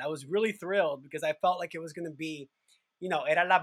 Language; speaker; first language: English; non-native, fluent; Spanish